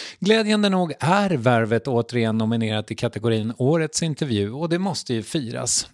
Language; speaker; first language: Swedish; native; Swedish